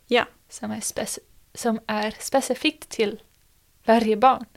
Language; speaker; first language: Swedish; non-native, fluent; English